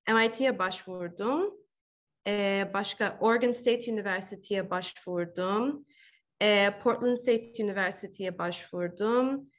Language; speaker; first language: Turkish; early bilingual, heritage; Turkish